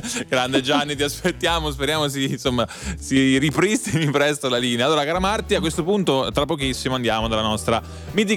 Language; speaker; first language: Italian; native; Italian